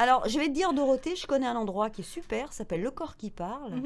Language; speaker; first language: French; native; French